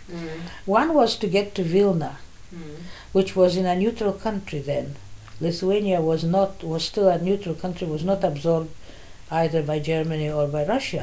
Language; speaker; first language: English; non-native, fluent; Polish